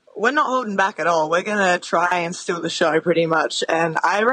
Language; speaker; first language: English; native; English